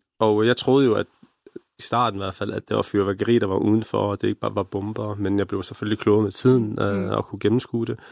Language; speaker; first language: Danish; early bilingual, other home language; Arabic